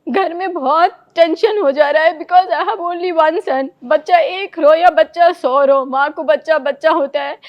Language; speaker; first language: Hindi; non-native, local second language; Telugu